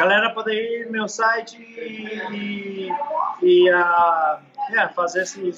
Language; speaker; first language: Portuguese; non-native, learner; English